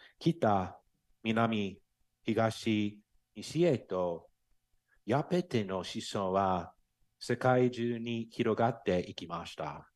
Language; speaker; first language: Japanese; non-native, fluent; English